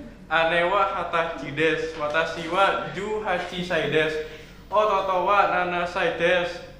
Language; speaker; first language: Japanese; non-native, learner; Indonesian